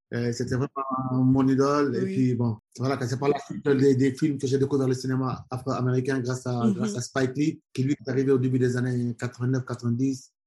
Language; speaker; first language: French; non-native, local second language; Wolof